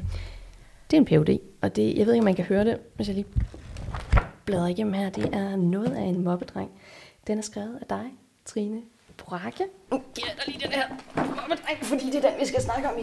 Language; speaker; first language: Danish; native; Danish